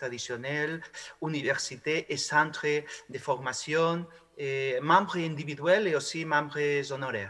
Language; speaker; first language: French; non-native, fluent; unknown